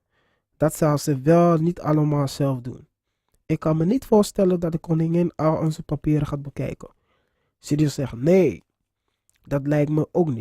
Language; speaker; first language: Dutch; non-native, fluent; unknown